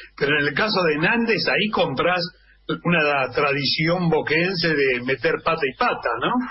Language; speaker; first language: Spanish; native; Spanish